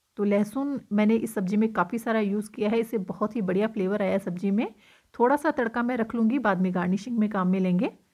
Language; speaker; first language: Hindi; native; Hindi